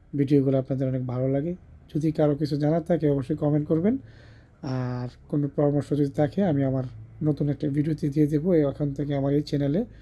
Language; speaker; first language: Bangla; native; Bangla